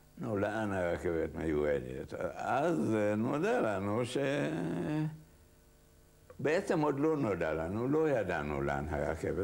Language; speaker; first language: Hebrew; non-native, fluent; Hungarian